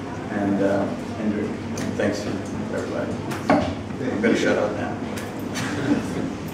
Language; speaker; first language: English; native; English